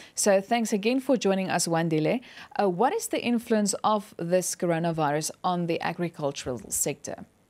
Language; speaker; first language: English; non-native, local second language; Afrikaans